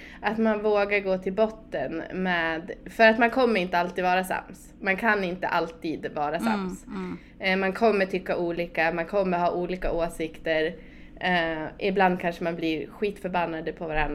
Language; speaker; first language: Swedish; native; Swedish